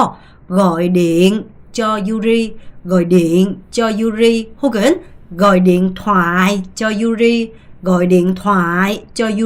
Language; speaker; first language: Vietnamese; non-native, fluent; Korean